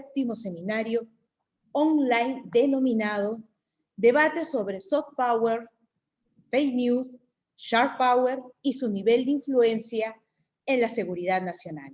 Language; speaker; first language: Spanish; native; Spanish